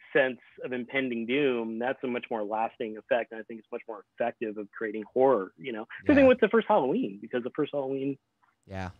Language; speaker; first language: English; native; English